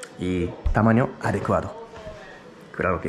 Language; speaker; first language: Spanish; non-native, learner; Japanese